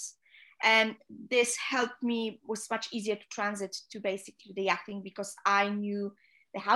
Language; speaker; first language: English; non-native, fluent; Polish